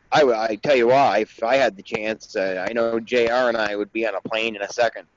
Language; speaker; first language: English; native; English